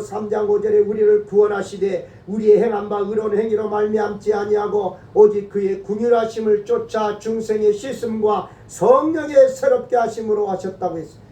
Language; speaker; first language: Korean; native; Korean